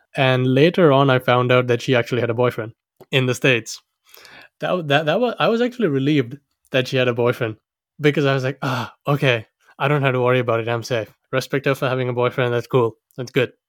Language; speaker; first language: English; non-native, local second language; Sinhala